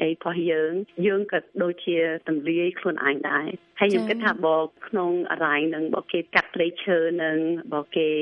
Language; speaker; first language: Khmer; early bilingual, heritage; Khmer